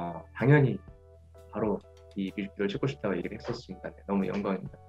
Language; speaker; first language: Korean; native; Korean